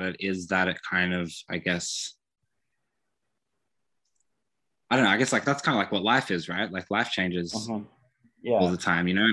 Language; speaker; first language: English; native; English